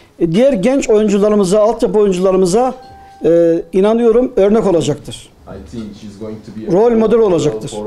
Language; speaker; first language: Turkish; native; Turkish